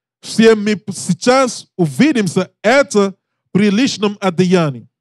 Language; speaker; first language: Russian; non-native, learner; English